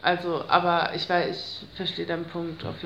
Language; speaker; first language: German; native; German